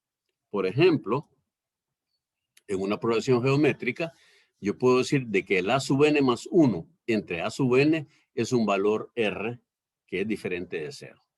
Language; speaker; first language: Spanish; native; Spanish